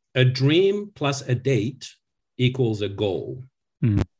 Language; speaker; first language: English; non-native, fluent; French